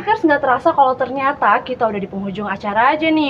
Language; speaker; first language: Indonesian; native; Indonesian